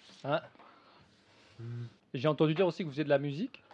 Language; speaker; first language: French; native; French